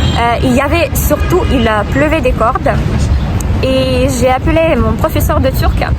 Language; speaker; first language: French; non-native, fluent; Russian